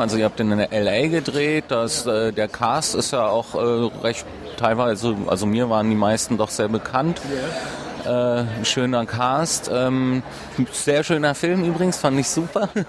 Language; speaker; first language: German; native; German